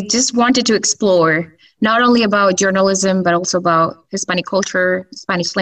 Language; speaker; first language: English; non-native, fluent; Spanish